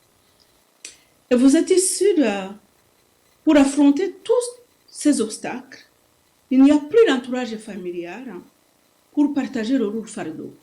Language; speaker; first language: French; non-native, local second language; Kinyarwanda